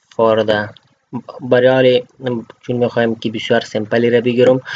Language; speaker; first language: English; non-native, fluent; Persian